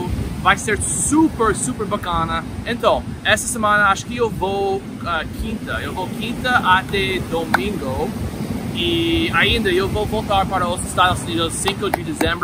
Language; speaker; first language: Portuguese; non-native, fluent; English